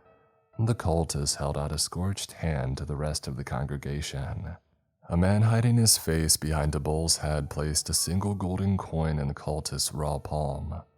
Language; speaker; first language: English; native; English